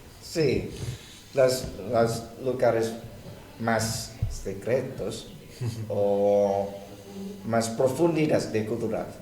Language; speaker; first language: Spanish; non-native, learner; Thai